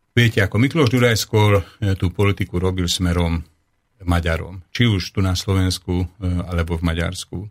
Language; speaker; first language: Slovak; non-native, local second language; Hungarian